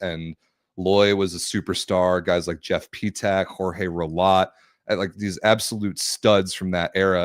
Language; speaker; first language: English; native; English